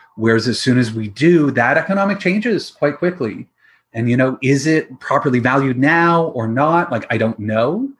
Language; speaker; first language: English; native; English